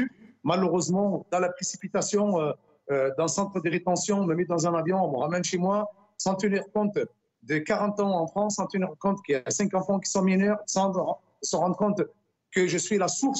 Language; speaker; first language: French; non-native, local second language; Arabic